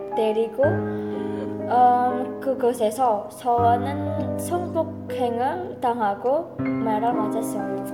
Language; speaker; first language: Korean; non-native, learner; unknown